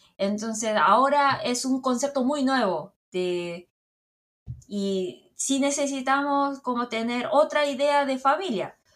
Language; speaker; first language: Spanish; non-native, fluent; Korean